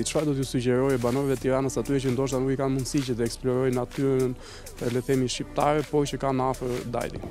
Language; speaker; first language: Albanian; native; Albanian